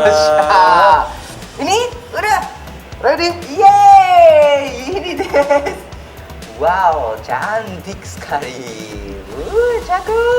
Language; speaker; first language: Indonesian; non-native, fluent; Japanese